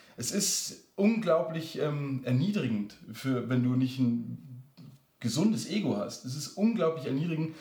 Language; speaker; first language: German; native; German